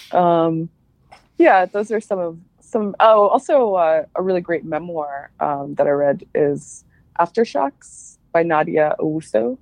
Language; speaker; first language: English; native; English